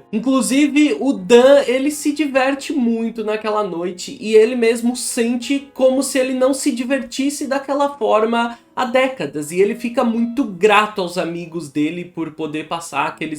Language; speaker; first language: Portuguese; native; Portuguese